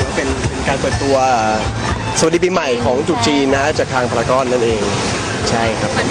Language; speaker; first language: Thai; native; Thai